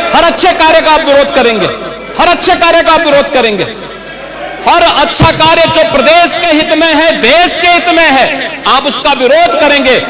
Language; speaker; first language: Hindi; native; Hindi